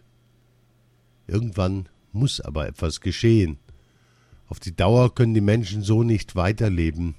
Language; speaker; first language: German; early bilingual, other home language; Arabic